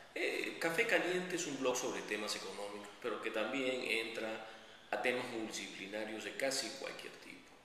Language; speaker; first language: Spanish; native; Spanish